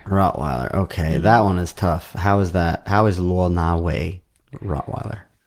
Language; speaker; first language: English; native; English